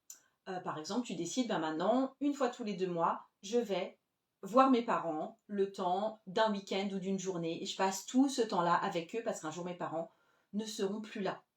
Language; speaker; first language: French; native; French